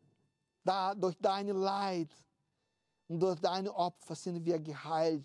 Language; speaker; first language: German; non-native, fluent; Portuguese